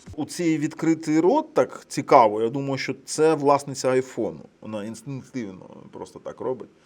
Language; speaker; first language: Ukrainian; non-native, local second language; Russian